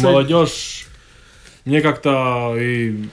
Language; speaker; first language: Russian; non-native, local second language; Latvian